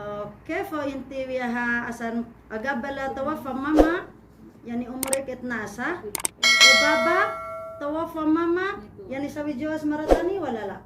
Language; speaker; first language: Arabic; non-native, learner; Indonesian